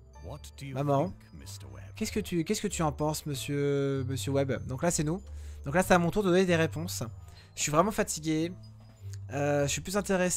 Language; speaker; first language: French; native; French